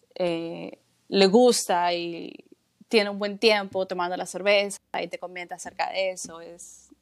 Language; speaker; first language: Spanish; native; Spanish